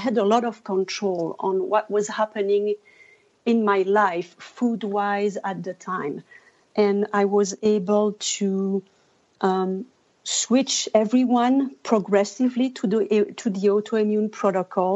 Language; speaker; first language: English; non-native, fluent; French